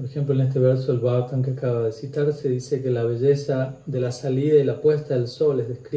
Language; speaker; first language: Spanish; native; Spanish